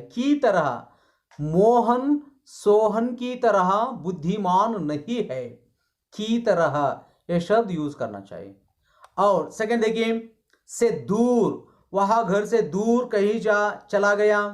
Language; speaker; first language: Hindi; non-native, local second language; Kannada